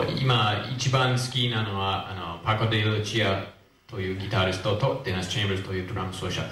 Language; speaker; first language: Japanese; non-native, fluent; English